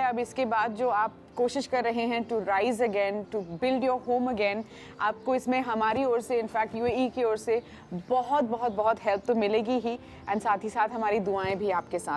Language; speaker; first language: Hindi; native; Hindi